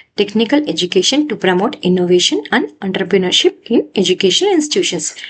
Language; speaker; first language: English; non-native, local second language; Telugu